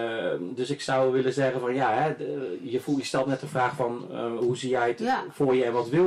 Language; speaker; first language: Dutch; native; Dutch